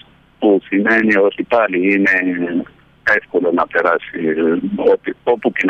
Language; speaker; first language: Greek; early bilingual, heritage; Greek